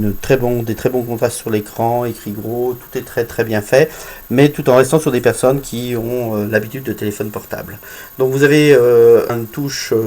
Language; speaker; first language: French; native; French